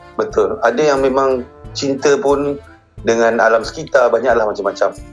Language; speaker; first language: Malay; native; Malay